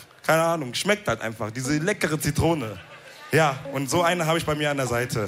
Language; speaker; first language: German; early bilingual, other home language; Wolof